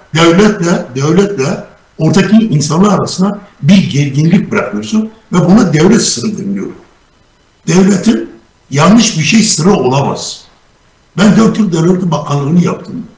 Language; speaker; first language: Turkish; native; Turkish